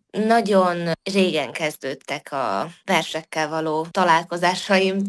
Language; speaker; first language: Hungarian; native; Hungarian